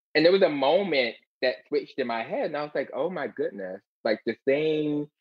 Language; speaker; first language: English; native; English